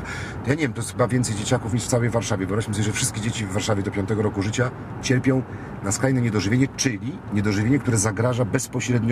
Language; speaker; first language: Polish; native; Polish